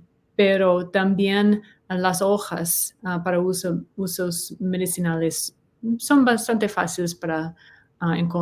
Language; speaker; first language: Spanish; non-native, learner; English